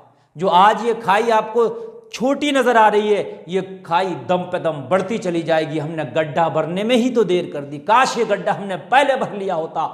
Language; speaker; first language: Urdu; native; Urdu